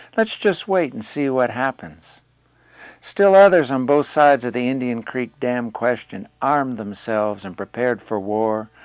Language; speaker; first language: English; native; English